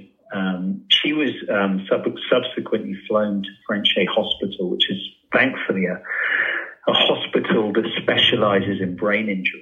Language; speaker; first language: English; native; English